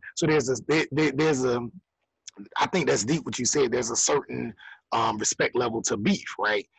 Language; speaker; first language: English; native; English